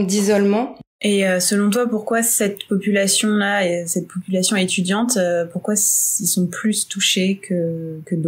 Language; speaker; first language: French; native; French